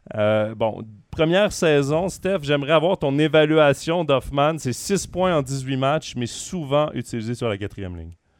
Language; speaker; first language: French; native; French